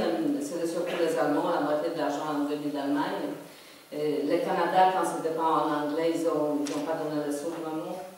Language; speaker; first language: French; non-native, fluent; Polish